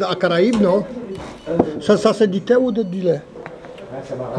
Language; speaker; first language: French; non-native, learner; Polish